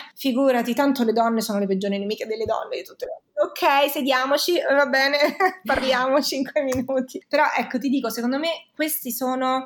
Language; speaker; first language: Italian; native; Italian